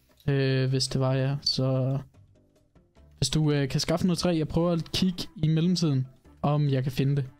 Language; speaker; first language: Danish; native; Danish